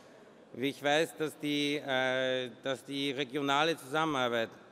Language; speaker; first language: German; non-native, fluent; Polish